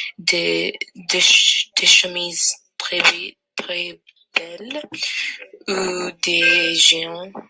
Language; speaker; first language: French; non-native, learner; English